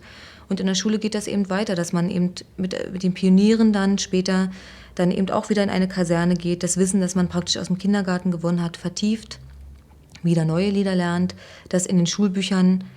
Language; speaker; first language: German; native; German